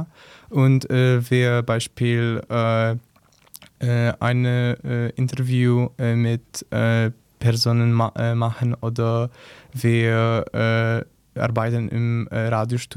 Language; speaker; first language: German; non-native, learner; Polish